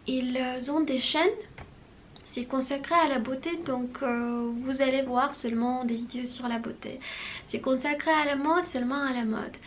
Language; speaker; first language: French; non-native, fluent; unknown